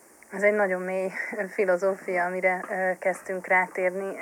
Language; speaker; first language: Hungarian; native; Hungarian